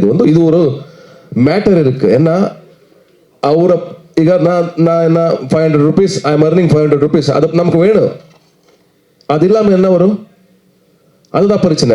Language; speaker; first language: Tamil; non-native, learner; Kannada